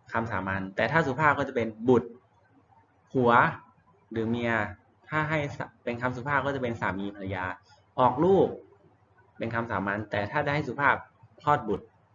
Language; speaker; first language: Thai; native; Thai